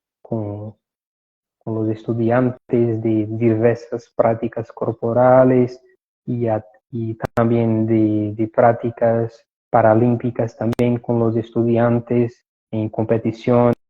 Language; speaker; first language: Spanish; non-native, fluent; Portuguese